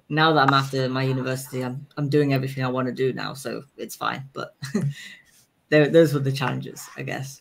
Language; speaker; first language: English; native; English